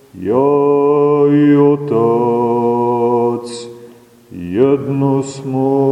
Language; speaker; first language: Serbian; native; Serbian